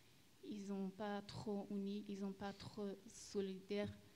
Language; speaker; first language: French; early bilingual, other home language; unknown